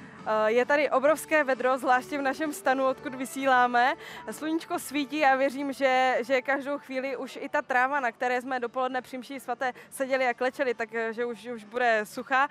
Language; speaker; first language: Czech; native; Czech